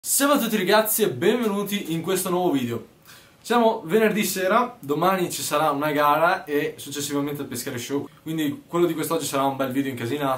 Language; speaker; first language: Italian; native; Italian